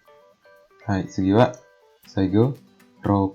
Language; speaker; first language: Japanese; non-native, fluent; Indonesian